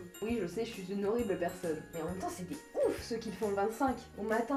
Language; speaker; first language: French; native; French